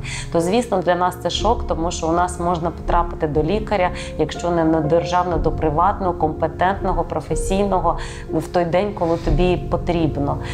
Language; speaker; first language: Ukrainian; native; Ukrainian